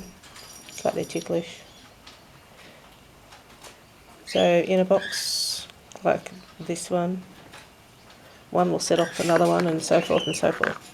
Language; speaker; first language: English; native; English